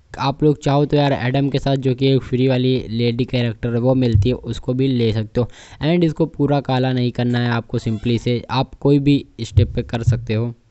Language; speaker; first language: Hindi; native; Hindi